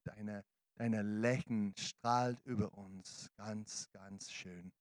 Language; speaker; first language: German; non-native, learner; English